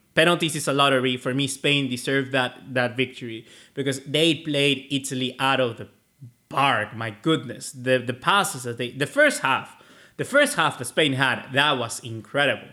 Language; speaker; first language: English; non-native, fluent; Spanish